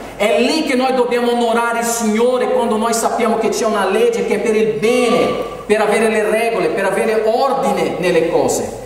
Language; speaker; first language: Italian; non-native, fluent; Portuguese